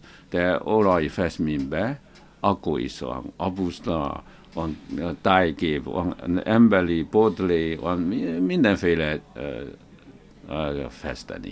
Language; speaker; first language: Hungarian; non-native, learner; Chinese